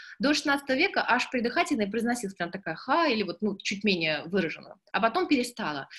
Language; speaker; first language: Russian; native; Russian